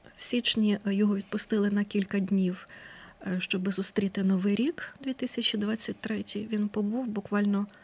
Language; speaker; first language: Ukrainian; native; Ukrainian